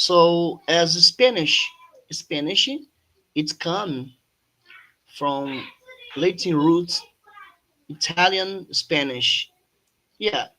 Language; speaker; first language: English; non-native, fluent; Portuguese